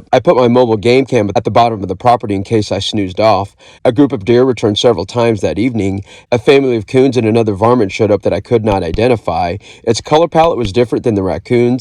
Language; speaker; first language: English; native; English